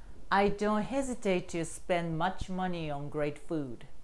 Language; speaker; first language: English; non-native, fluent; Japanese